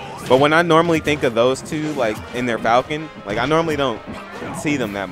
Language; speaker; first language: English; native; English